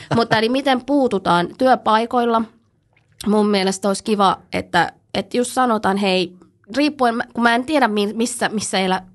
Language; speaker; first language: Finnish; early bilingual, other home language; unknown